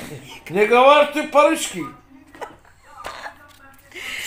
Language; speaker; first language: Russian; non-native, learner; Turkish